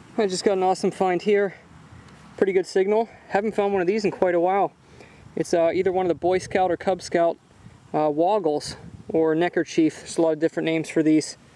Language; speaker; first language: English; native; English